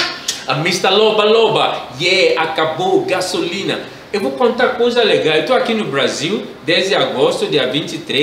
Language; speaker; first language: Portuguese; non-native, learner; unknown